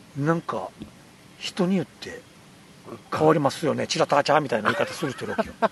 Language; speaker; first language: Japanese; native; Japanese